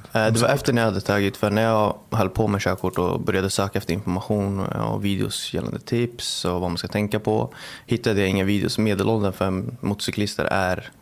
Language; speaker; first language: Swedish; native; Swedish